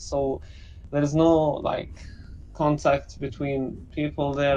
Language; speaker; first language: English; non-native, learner; Arabic